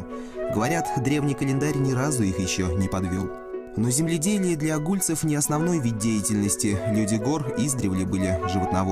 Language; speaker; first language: Russian; native; Russian